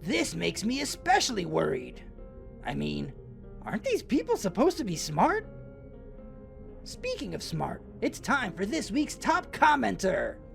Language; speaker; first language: English; native; English